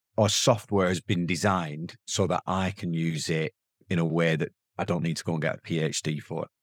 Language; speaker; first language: English; native; English